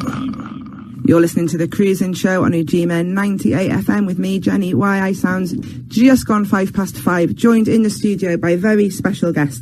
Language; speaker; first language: English; native; English